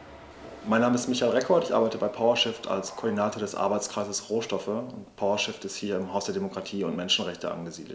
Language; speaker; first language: German; native; German